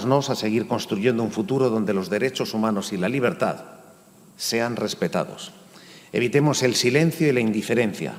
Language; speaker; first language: Spanish; native; Spanish